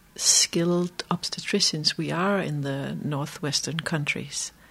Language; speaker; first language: English; non-native, fluent; Danish